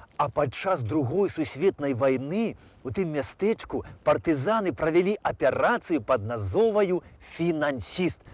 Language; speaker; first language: Belarusian; native; Belarusian